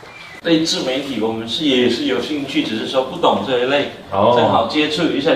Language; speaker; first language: Chinese; native; Chinese